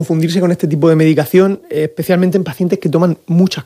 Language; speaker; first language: Spanish; native; Spanish